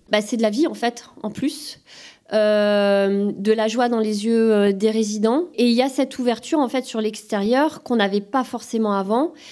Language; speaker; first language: French; native; French